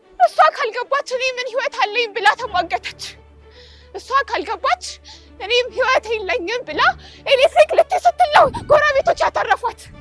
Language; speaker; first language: Amharic; native; Amharic